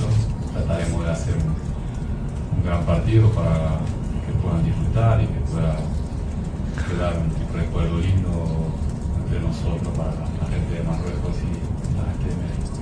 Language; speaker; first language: Spanish; early bilingual, heritage; Arabic